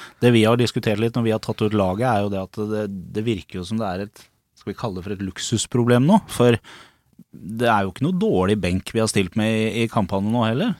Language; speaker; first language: Norwegian; native; Norwegian